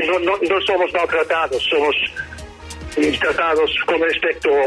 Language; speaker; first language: Spanish; non-native, learner; Dutch